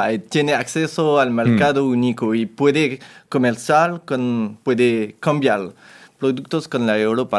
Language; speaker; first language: Spanish; non-native, fluent; French